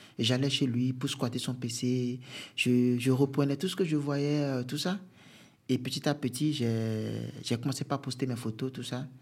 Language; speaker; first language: French; non-native, local second language; Fon